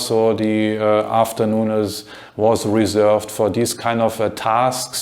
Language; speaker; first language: English; non-native, fluent; German